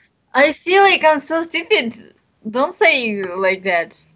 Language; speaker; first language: English; non-native, learner; Bashkir